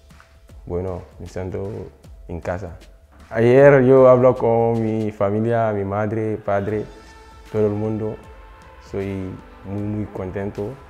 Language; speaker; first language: Spanish; non-native, learner; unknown